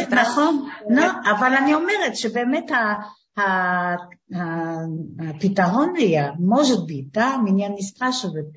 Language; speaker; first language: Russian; early bilingual, heritage; Hebrew